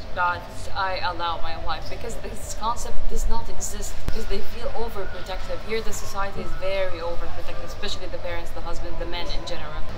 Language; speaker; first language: English; non-native, fluent; Arabic